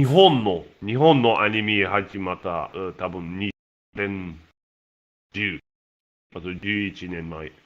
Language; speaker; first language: Japanese; non-native, learner; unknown